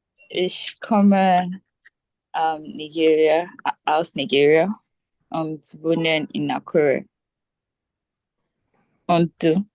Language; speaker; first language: German; non-native, learner; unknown